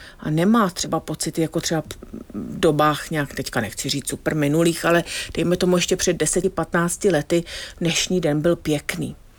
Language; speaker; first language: Czech; non-native, fluent; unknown